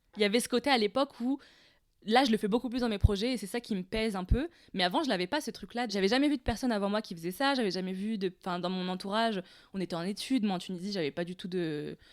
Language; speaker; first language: French; non-native, local second language; Arabic